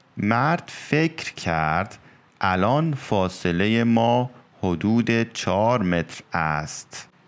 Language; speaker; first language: Persian; native; Persian